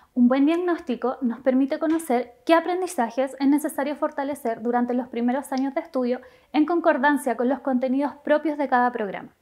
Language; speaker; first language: Spanish; native; Spanish